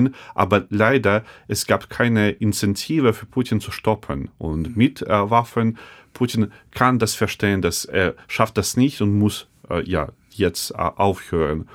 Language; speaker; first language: German; non-native, fluent; Russian